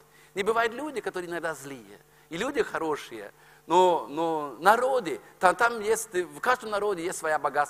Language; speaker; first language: Russian; non-native, fluent; Norwegian